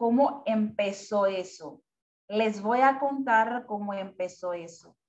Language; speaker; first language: Spanish; non-native, fluent; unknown